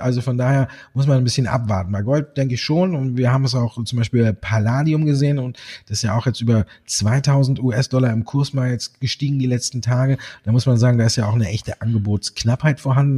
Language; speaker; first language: German; native; German